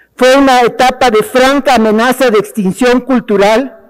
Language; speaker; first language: Spanish; native; Spanish